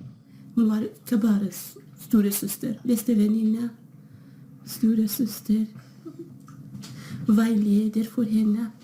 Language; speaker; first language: Norwegian; non-native, learner; Kurdish